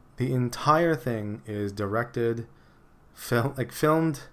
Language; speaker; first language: English; early bilingual, other home language; Filipino